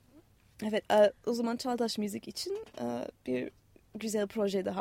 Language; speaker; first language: Turkish; non-native, fluent; English